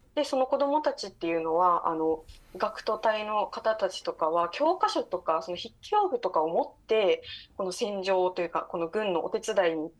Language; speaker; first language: Japanese; native; Japanese